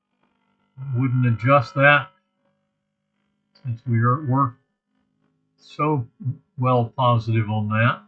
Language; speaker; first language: English; native; English